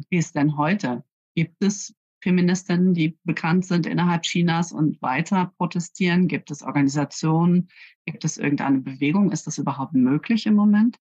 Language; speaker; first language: German; native; German